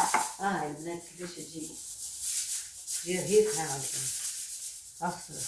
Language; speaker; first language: Arabic; native; Arabic